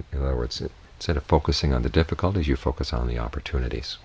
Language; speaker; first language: English; native; English